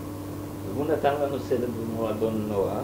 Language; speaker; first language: Hebrew; non-native, fluent; German